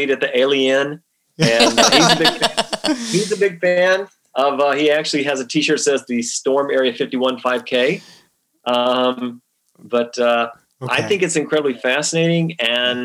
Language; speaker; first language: English; native; English